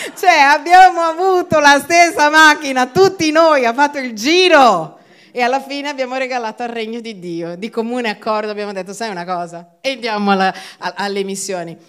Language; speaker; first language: Italian; non-native, fluent; Portuguese